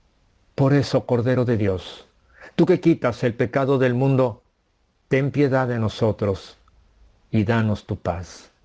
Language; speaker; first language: Spanish; native; Spanish